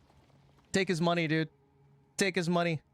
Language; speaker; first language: English; native; English